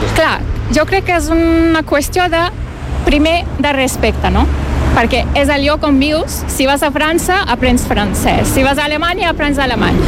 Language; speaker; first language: Catalan; non-native, fluent; Turkish